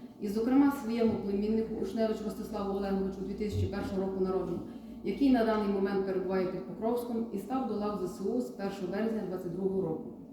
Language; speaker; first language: Ukrainian; native; Ukrainian